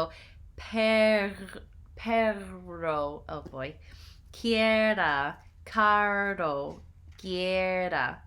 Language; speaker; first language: Spanish; non-native, learner; English